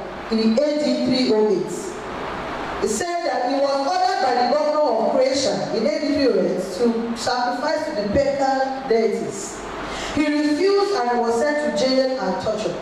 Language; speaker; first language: English; non-native, local second language; Yoruba